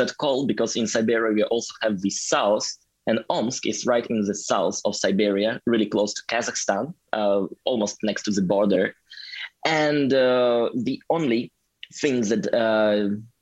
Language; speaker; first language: English; non-native, fluent; Russian